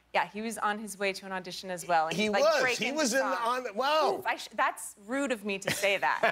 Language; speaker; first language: English; native; English